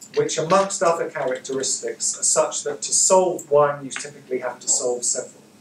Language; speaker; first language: English; native; English